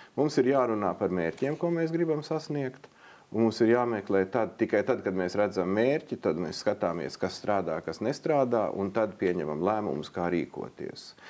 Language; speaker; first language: Latvian; native; Latvian